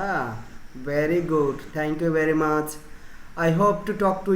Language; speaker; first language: English; non-native, fluent; Bangla